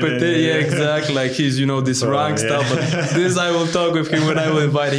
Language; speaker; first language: English; non-native, learner; Polish